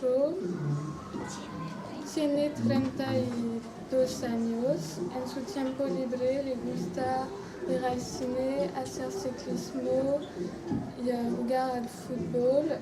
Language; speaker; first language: Spanish; non-native, learner; French